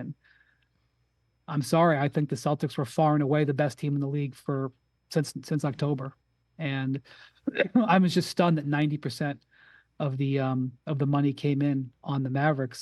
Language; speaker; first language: English; native; English